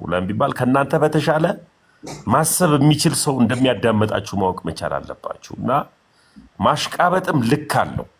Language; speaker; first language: Amharic; non-native, local second language; Oromo